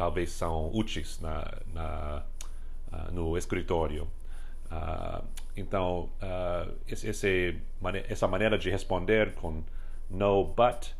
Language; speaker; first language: Portuguese; non-native, fluent; English